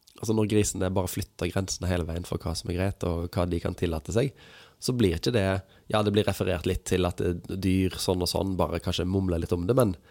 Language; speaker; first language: Norwegian; native; Norwegian